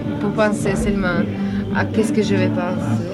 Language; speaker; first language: French; non-native, learner; Italian